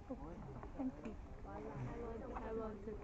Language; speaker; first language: English; non-native, learner; Chinese